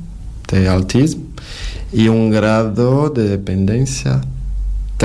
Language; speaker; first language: Catalan; non-native, fluent; Portuguese